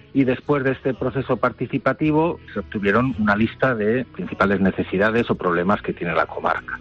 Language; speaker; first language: Spanish; native; Spanish